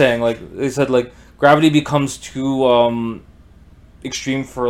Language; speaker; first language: English; native; English